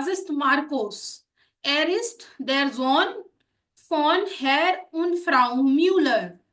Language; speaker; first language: German; non-native, fluent; Hindi